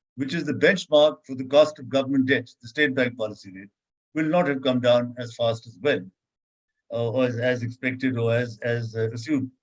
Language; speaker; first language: English; non-native, local second language; Urdu